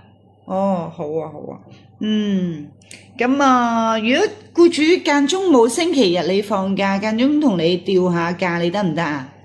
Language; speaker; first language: Cantonese; native; Cantonese